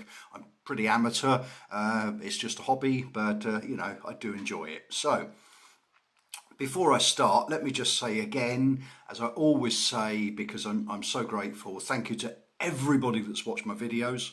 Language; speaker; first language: English; native; English